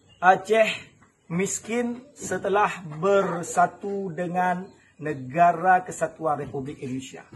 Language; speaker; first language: Malay; non-native, local second language; Achinese